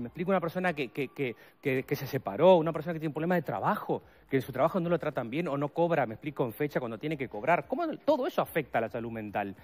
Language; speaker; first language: Spanish; native; Spanish